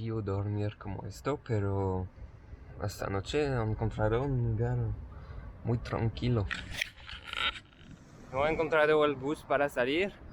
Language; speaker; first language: Spanish; non-native, learner; French